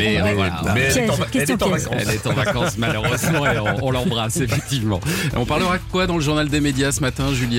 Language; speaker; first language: French; native; French